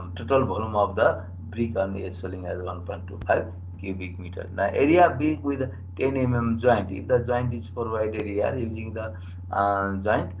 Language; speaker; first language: English; non-native, local second language; Nepali